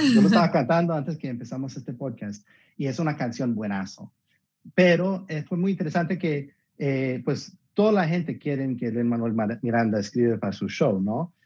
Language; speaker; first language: Spanish; early bilingual, heritage; Spanish